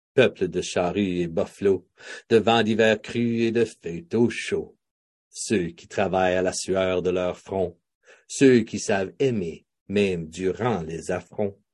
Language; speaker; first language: French; native; French